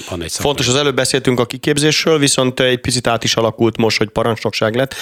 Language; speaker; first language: Hungarian; native; Hungarian